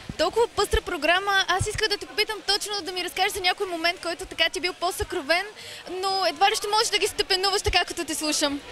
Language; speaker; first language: Bulgarian; native; Bulgarian